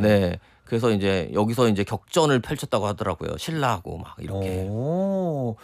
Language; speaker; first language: Korean; native; Korean